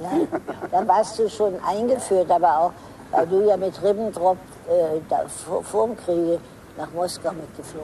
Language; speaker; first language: German; native; German